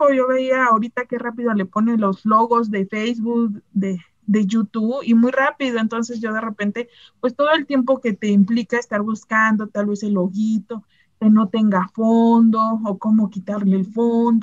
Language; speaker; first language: Spanish; native; Spanish